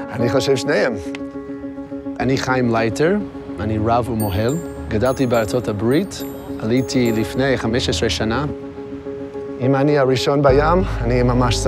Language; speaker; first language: Hebrew; non-native, fluent; English